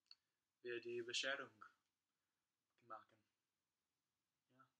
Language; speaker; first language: German; non-native, learner; English